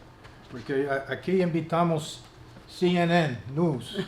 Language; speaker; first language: Spanish; non-native, fluent; English